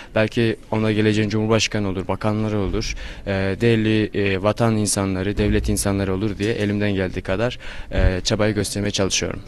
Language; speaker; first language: Turkish; non-native, fluent; Kyrgyz